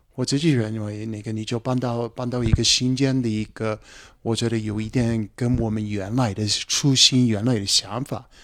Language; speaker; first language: Chinese; non-native, fluent; English